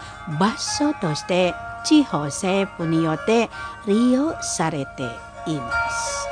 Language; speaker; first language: Japanese; non-native, fluent; Indonesian